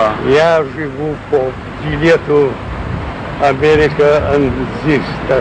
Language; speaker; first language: Russian; non-native, local second language; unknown